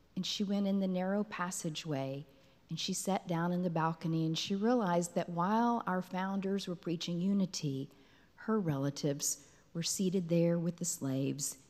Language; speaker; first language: English; native; English